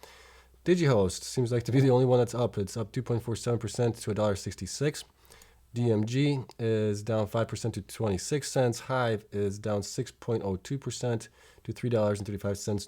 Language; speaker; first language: English; native; English